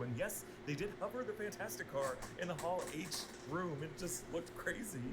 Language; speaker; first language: English; native; English